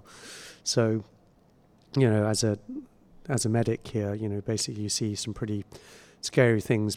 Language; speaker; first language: English; native; English